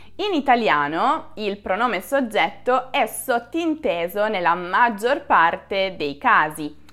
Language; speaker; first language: Italian; native; Italian